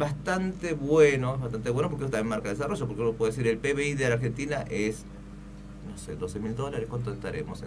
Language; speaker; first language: Spanish; early bilingual, other home language; Korean